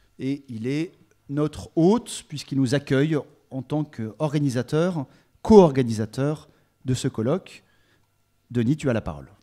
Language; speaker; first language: French; native; French